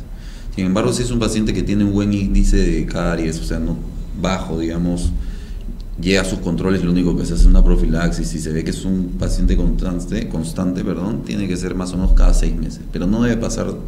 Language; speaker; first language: Spanish; native; Spanish